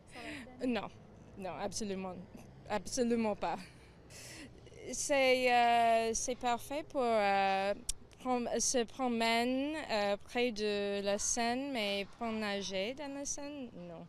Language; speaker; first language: French; non-native, learner; English